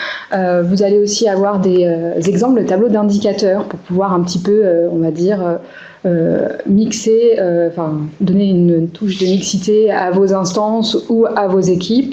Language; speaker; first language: French; native; French